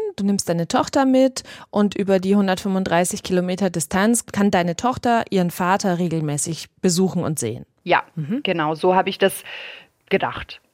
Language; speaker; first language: German; early bilingual, other home language; French